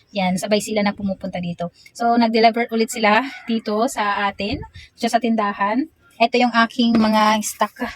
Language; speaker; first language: Filipino; native; Filipino